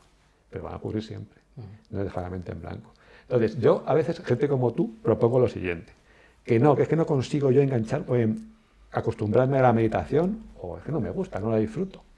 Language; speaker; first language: Spanish; native; Spanish